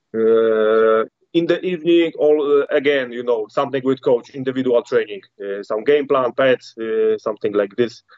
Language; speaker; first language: English; non-native, learner; Polish